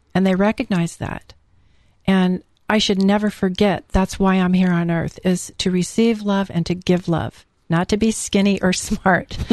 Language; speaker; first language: English; native; English